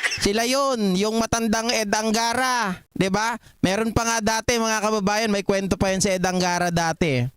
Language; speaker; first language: Filipino; non-native, local second language; Iloko